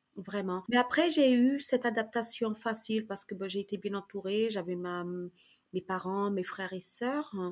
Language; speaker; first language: French; early bilingual, other home language; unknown